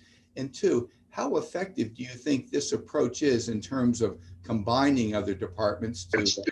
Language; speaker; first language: English; native; English